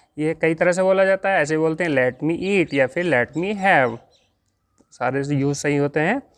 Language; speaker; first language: Hindi; native; Hindi